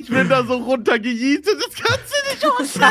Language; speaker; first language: German; native; German